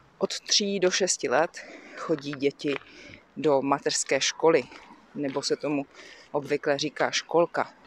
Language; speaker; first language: Czech; native; Czech